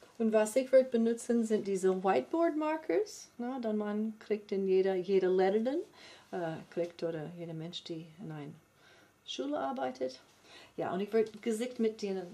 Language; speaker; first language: German; non-native, fluent; English